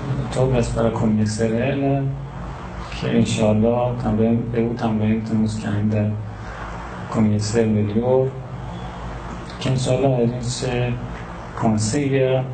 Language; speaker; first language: Portuguese; non-native, learner; Persian